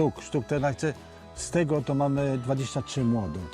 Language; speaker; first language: Polish; early bilingual, heritage; Polish